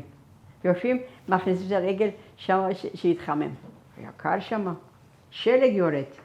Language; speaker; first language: Hebrew; non-native, fluent; Persian